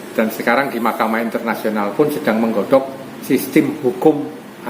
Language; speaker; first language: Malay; non-native, local second language; Javanese